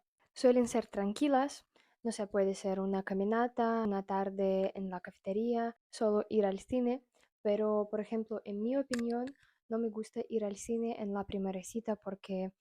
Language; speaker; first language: Spanish; non-native, fluent; Russian